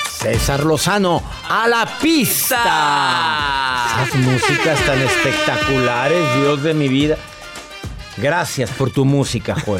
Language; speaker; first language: Spanish; native; Spanish